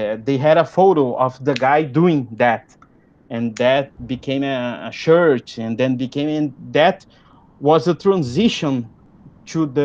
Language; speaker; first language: English; non-native, fluent; Portuguese